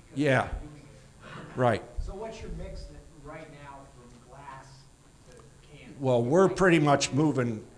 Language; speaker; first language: English; native; English